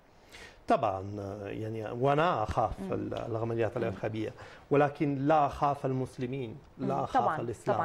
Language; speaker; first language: Arabic; non-native, fluent; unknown